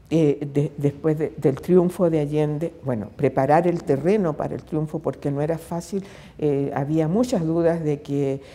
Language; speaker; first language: Spanish; native; Spanish